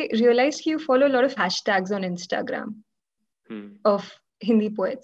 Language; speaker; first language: English; non-native, local second language; Hindi